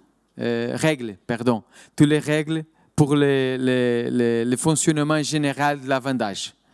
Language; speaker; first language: French; non-native, fluent; Portuguese